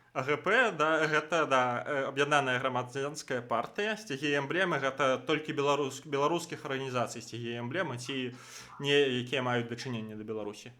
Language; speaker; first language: Belarusian; non-native, local second language; Russian